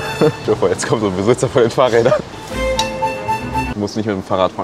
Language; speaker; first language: German; native; German